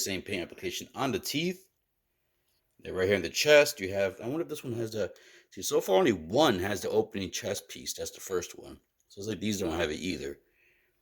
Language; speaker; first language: English; native; English